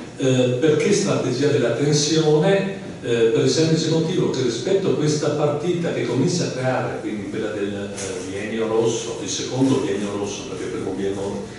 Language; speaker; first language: Italian; native; Italian